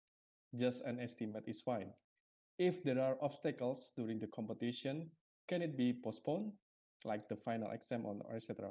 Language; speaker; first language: English; non-native, fluent; Indonesian